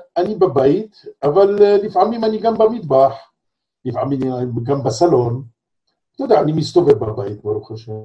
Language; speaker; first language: Hebrew; early bilingual, other home language; French